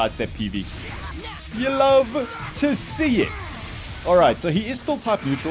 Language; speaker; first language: English; native; English